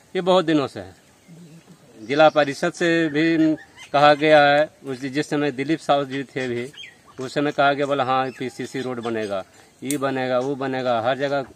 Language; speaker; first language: Hindi; native; Hindi